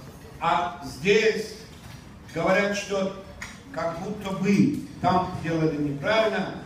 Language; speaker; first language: Russian; non-native, local second language; Tajik